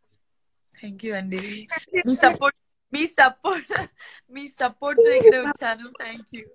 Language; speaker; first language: Telugu; non-native, learner; Gujarati